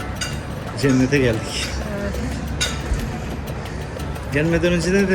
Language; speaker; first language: Turkish; native; Turkish